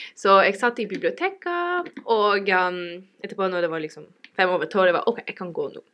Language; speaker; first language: Norwegian; non-native, learner; English